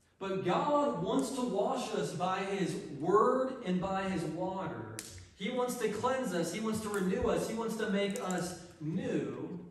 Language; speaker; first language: English; native; English